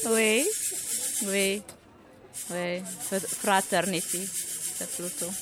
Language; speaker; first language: French; non-native, learner; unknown